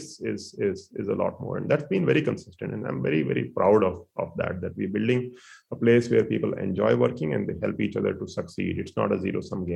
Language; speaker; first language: English; non-native, local second language; Hindi